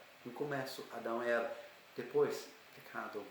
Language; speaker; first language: Portuguese; non-native, learner; English